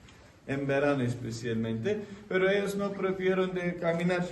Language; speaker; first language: Spanish; non-native, fluent; Turkish